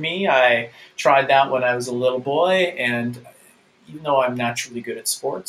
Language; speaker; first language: English; native; English